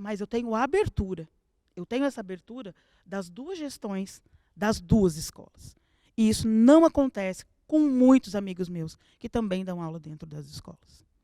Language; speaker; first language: Portuguese; native; Portuguese